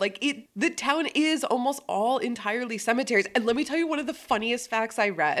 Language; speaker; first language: English; native; English